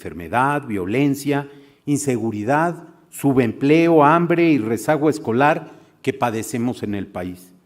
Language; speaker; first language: Spanish; native; Spanish